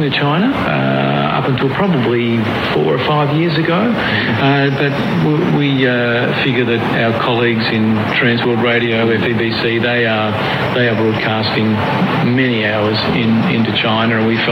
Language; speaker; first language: English; native; English